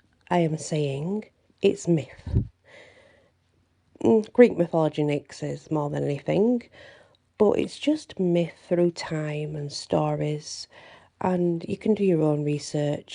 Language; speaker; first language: English; native; English